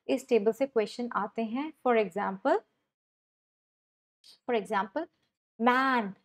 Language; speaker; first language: Hindi; native; Hindi